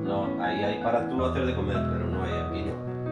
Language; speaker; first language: Spanish; native; Spanish